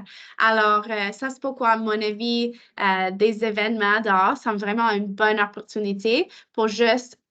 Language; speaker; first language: French; non-native, local second language; English